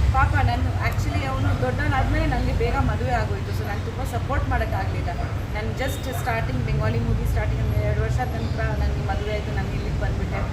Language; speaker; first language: Kannada; native; Kannada